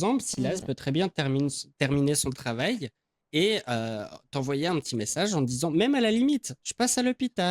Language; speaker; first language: French; native; French